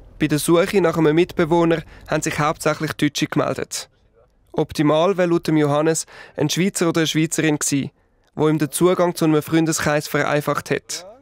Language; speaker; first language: German; native; German